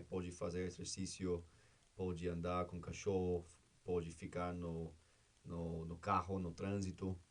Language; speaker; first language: Portuguese; non-native, learner; English